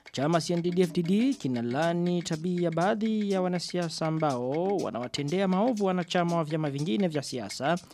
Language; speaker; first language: Swahili; non-native, local second language; Rundi